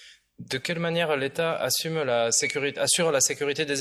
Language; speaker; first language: French; native; French